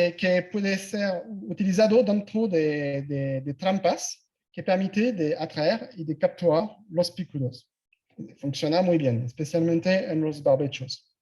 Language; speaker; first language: Spanish; non-native, fluent; French